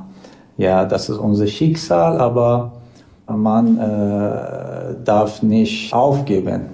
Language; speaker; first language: German; non-native, learner; Persian